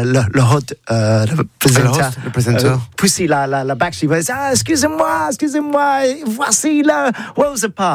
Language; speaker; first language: French; non-native, learner; English